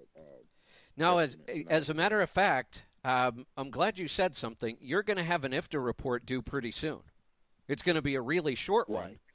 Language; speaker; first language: English; native; English